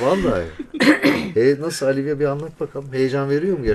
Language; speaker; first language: Turkish; native; Turkish